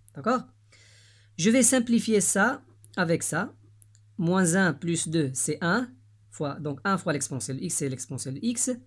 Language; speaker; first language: French; non-native, local second language; Arabic